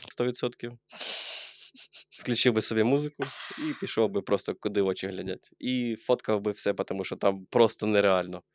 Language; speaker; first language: Ukrainian; non-native, local second language; Russian